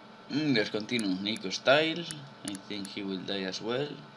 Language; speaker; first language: English; non-native, learner; Spanish